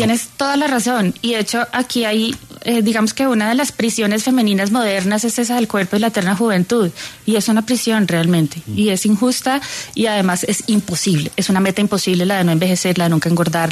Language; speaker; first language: Spanish; native; Spanish